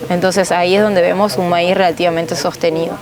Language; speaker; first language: Spanish; native; Spanish